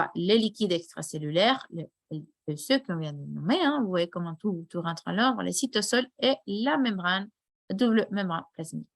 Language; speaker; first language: French; non-native, fluent; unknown